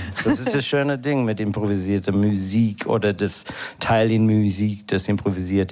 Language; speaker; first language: German; non-native, fluent; English